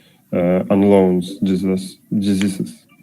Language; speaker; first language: English; non-native, learner; Russian